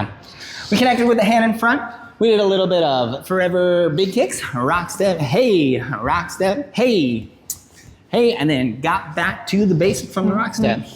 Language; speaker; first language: English; native; English